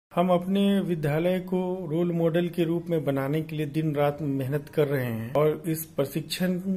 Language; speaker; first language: Hindi; native; Hindi